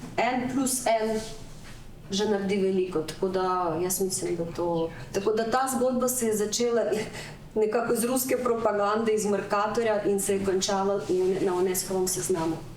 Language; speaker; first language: Slovenian; non-native, fluent; Ukrainian